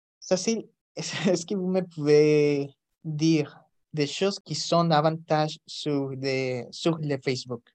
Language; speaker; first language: French; non-native, learner; Spanish